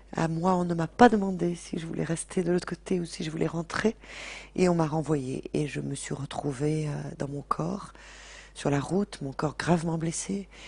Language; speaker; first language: French; native; French